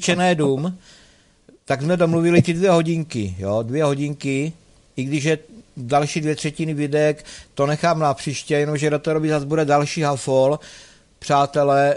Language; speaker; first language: Czech; native; Czech